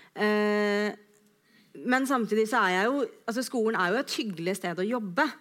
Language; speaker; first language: Norwegian; native; Norwegian